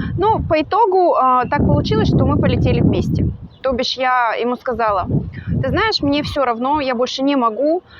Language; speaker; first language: Russian; native; Russian